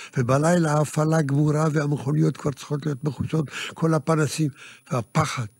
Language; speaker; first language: Hebrew; early bilingual, other home language; Yiddish